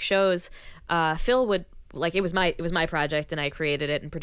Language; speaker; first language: English; native; English